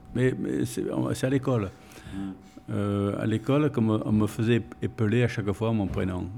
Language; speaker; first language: French; non-native, local second language; Spanish